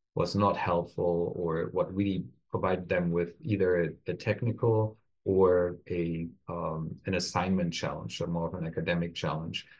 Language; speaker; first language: English; non-native, fluent; German